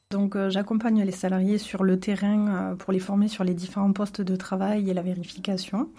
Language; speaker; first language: French; native; French